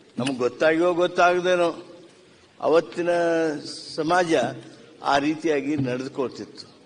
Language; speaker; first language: Kannada; native; Kannada